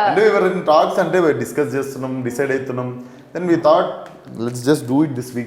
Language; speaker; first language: Telugu; native; Telugu